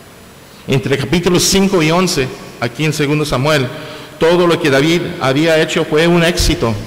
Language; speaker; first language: Spanish; non-native, fluent; English